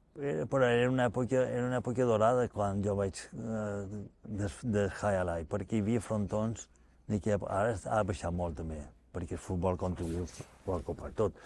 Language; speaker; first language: Catalan; native; Catalan